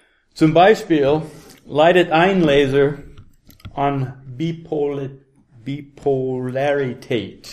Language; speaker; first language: German; non-native, learner; English